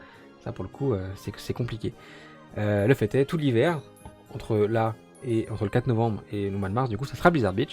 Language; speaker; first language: French; native; French